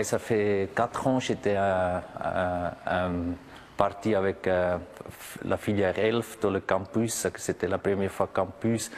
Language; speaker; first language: French; non-native, local second language; German